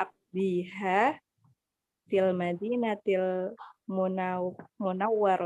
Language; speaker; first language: Arabic; non-native, learner; Indonesian